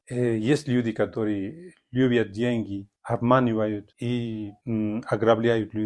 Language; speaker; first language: Russian; non-native, fluent; Spanish